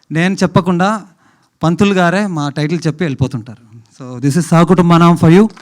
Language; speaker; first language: Telugu; non-native, fluent; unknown